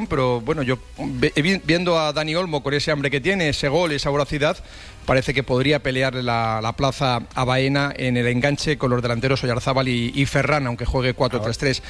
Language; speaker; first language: Spanish; native; Spanish